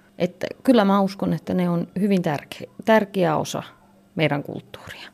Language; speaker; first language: Finnish; native; Finnish